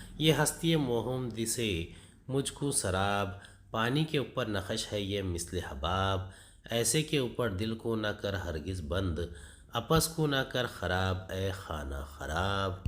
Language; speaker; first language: Urdu; native; Urdu